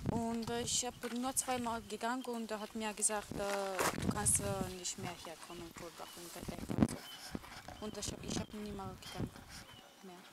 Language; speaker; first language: German; non-native, learner; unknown